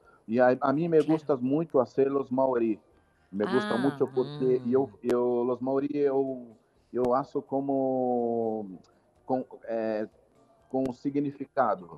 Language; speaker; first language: Spanish; non-native, learner; Portuguese